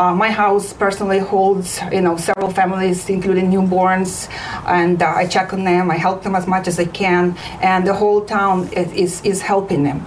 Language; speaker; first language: English; non-native, fluent; Ukrainian